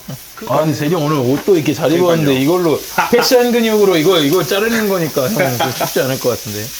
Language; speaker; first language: Korean; early bilingual, other home language; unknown